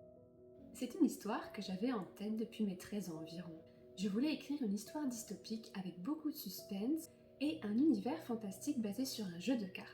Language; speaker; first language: French; native; French